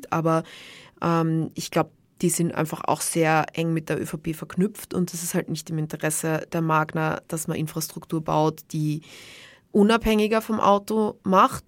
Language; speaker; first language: German; native; German